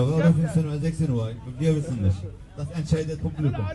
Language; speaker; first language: German; non-native, learner; Turkish